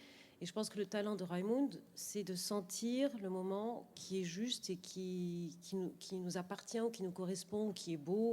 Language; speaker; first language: French; native; French